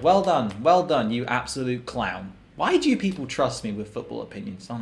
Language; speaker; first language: English; native; English